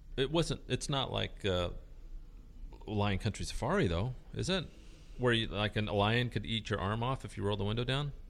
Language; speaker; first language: English; early bilingual, other home language; Spanish